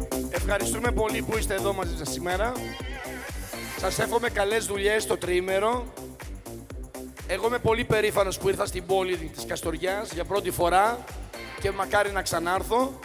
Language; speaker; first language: Greek; native; Greek